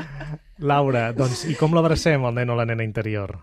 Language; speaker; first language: Catalan; native; Catalan